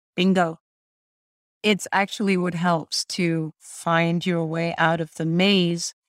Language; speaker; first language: English; non-native, fluent; Swedish